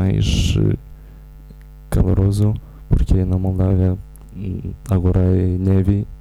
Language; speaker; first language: Portuguese; non-native, learner; Romanian